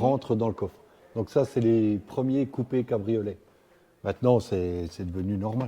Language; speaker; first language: French; native; French